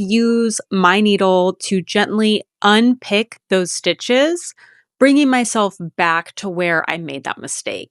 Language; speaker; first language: English; native; English